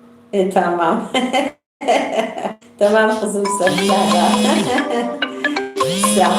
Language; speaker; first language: Turkish; non-native, local second language; Kurdish